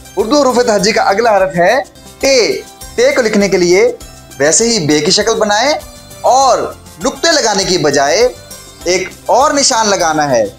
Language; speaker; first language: Urdu; native; Urdu